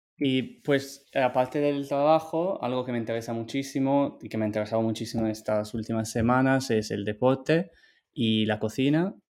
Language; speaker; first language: Spanish; non-native, fluent; Italian